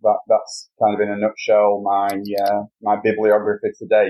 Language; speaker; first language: English; native; English